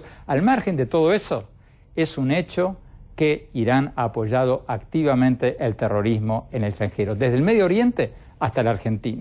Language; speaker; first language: Spanish; native; Spanish